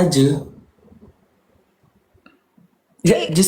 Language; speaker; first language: English; non-native, local second language; Malay